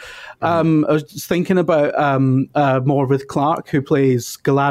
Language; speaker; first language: English; native; English